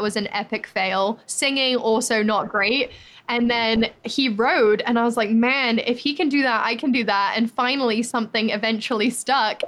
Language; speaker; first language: English; native; English